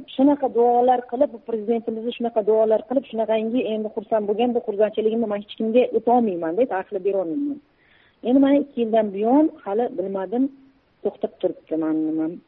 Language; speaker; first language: Uzbek; early bilingual, heritage; Uzbek